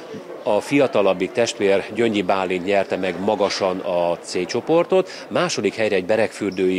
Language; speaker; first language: Hungarian; native; Hungarian